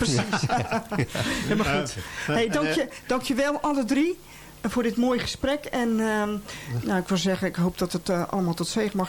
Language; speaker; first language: Dutch; native; Dutch